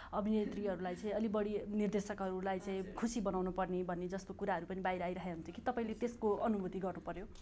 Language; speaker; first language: Nepali; native; Nepali